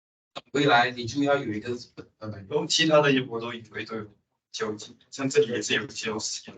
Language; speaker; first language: Chinese; native; Chinese